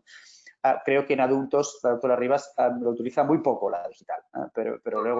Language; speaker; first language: Spanish; native; Spanish